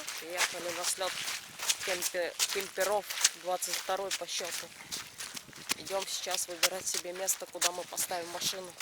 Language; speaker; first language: Russian; native; Russian